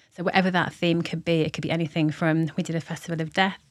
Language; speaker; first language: English; native; English